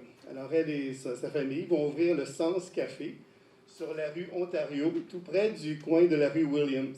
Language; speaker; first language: French; native; French